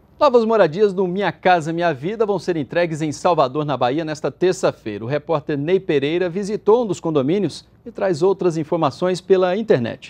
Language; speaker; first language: Portuguese; native; Portuguese